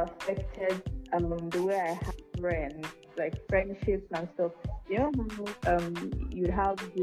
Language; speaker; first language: English; non-native, local second language; Yoruba